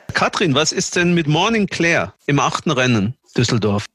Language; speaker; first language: German; native; German